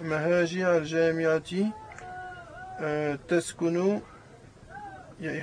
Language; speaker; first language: Arabic; non-native, learner; French